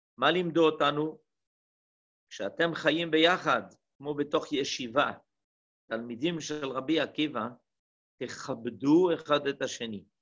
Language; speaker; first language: Hebrew; non-native, fluent; French